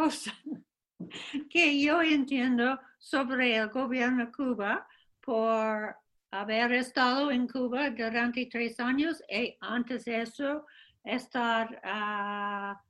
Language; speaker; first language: Spanish; non-native, fluent; English